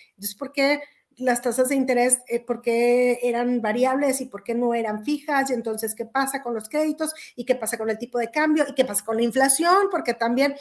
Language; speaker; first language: Spanish; native; Spanish